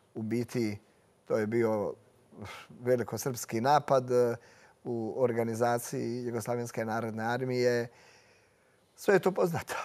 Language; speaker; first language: Croatian; native; Croatian